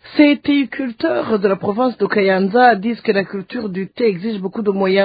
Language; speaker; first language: French; non-native, local second language; Rundi